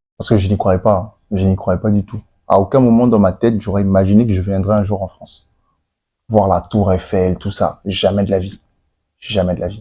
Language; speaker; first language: French; native; French